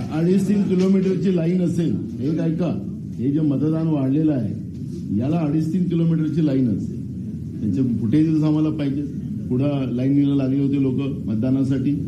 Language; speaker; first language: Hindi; non-native, local second language; Marathi